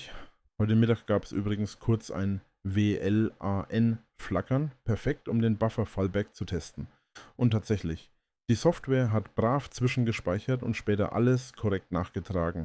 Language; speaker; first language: German; native; German